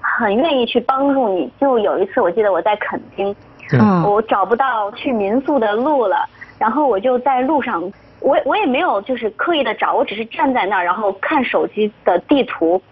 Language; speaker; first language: Chinese; native; Chinese